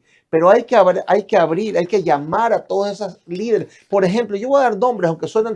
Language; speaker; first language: Spanish; native; Spanish